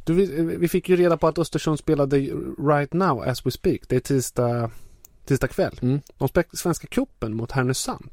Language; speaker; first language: Swedish; native; Swedish